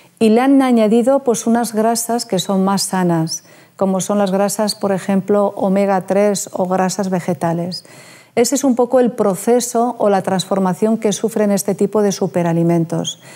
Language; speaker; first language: Spanish; native; Spanish